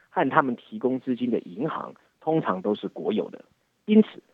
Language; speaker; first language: Chinese; native; Chinese